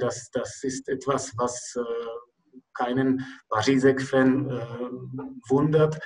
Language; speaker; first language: German; non-native, fluent; Czech